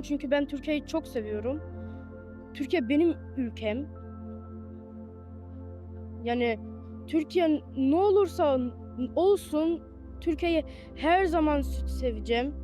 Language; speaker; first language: Turkish; early bilingual, heritage; Turkish